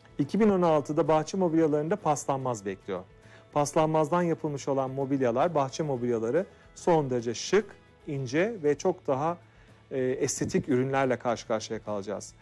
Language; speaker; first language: Turkish; native; Turkish